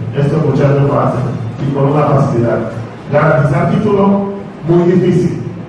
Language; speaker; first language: Spanish; native; Spanish